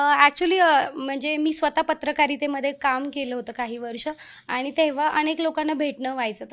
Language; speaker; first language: Marathi; non-native, local second language; Hindi